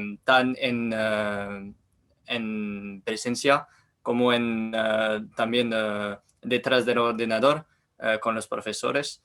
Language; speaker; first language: Spanish; non-native, learner; French